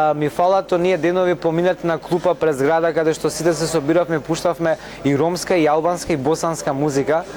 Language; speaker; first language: Macedonian; non-native, local second language; Romany